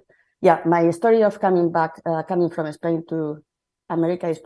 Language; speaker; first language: English; non-native, fluent; Spanish